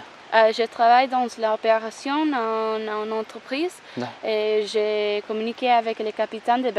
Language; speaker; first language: French; non-native, learner; English